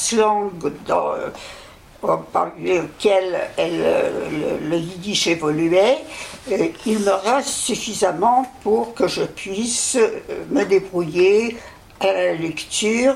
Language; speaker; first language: French; early bilingual, other home language; Yiddish